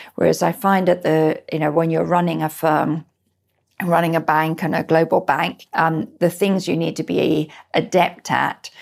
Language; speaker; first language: English; native; English